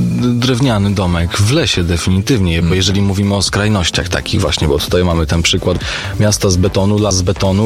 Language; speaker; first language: Polish; native; Polish